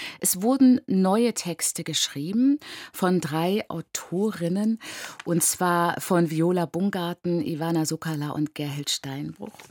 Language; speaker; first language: German; early bilingual, other home language; Persian